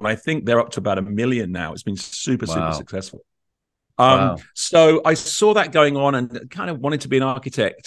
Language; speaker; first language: English; native; English